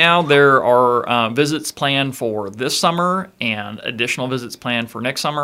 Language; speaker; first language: English; native; English